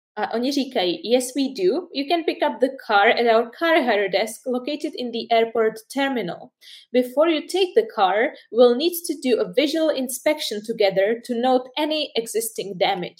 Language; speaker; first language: English; non-native, fluent; Czech